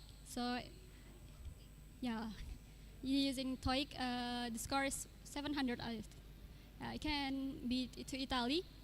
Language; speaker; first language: English; non-native, learner; Indonesian